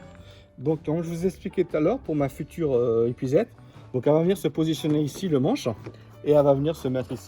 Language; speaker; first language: French; native; French